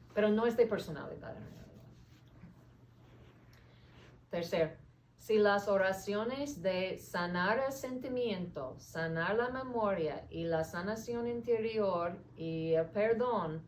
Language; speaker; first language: Spanish; non-native, fluent; English